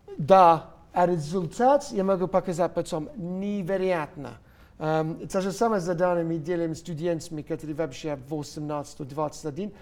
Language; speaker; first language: Russian; non-native, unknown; English